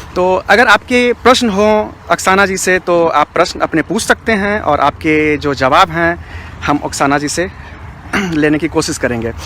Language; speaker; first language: Hindi; native; Hindi